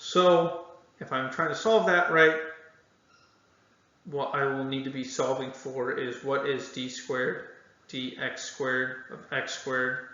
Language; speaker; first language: English; native; English